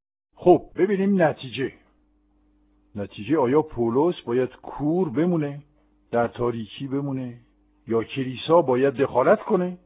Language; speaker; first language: Persian; non-native, fluent; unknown